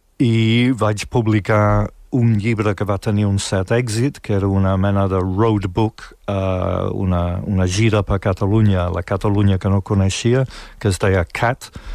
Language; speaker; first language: Catalan; non-native, fluent; English